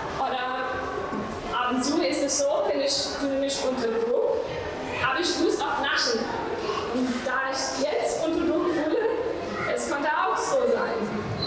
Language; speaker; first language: German; non-native, fluent; English